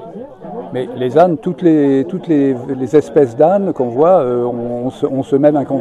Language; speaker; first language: French; native; French